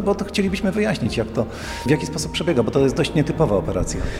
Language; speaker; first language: Polish; native; Polish